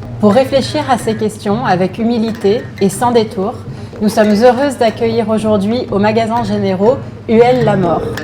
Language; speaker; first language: French; native; French